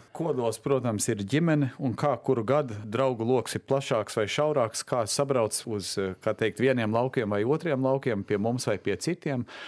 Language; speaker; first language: Latvian; early bilingual, heritage; Latvian